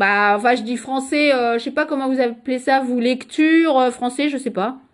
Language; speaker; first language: French; native; French